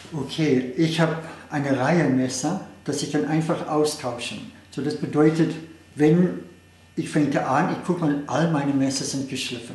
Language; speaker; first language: German; non-native, fluent; English